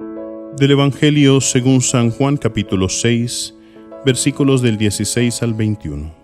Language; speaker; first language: Spanish; native; Spanish